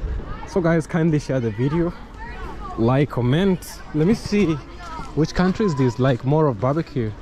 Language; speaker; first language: English; non-native, local second language; Swahili